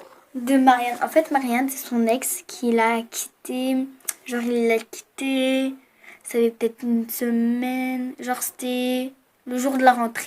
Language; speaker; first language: French; native; French